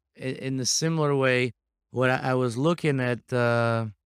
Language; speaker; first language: English; non-native, fluent; Slovak